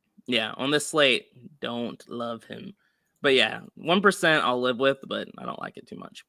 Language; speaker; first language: English; native; English